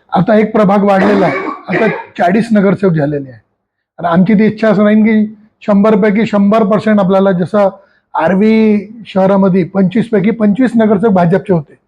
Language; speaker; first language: Marathi; non-native, local second language; Hindi